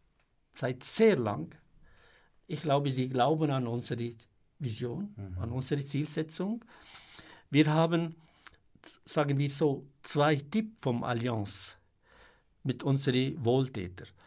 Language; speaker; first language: German; non-native, fluent; Arabic